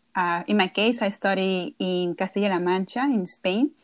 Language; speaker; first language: English; non-native, fluent; Spanish